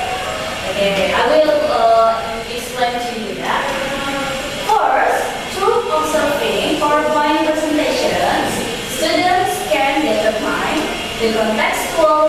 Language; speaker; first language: English; non-native, learner; Indonesian